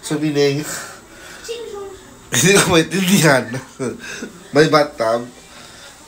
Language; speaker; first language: Filipino; non-native, local second language; Hiligaynon